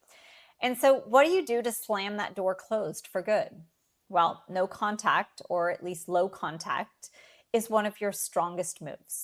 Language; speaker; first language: English; native; English